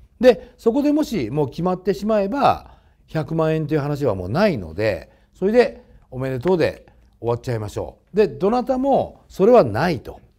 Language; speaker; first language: Japanese; native; Japanese